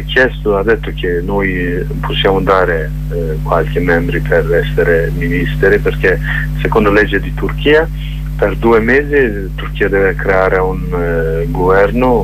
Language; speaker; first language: Italian; non-native, learner; Kurdish